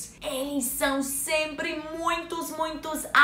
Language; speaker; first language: Portuguese; non-native, learner; English